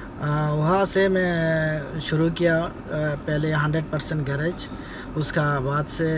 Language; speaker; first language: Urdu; non-native, learner; Bangla